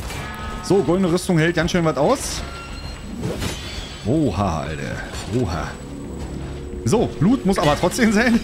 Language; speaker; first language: German; native; German